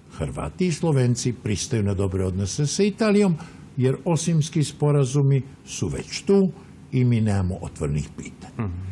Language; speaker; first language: Croatian; native; Croatian